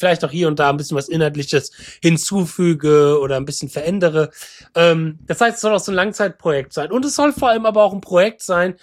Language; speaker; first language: German; native; German